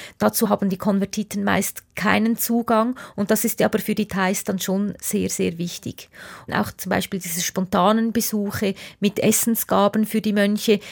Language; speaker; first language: German; native; German